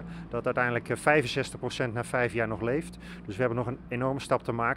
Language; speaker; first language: Dutch; native; Dutch